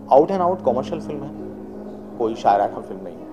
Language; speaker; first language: Hindi; native; Hindi